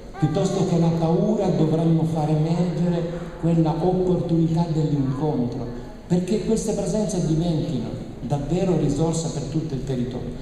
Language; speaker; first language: Italian; native; Italian